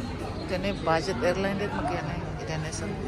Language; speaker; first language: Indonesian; non-native, local second language; Tetum